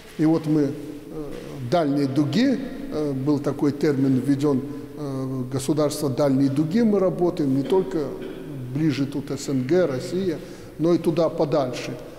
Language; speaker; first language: Russian; native; Russian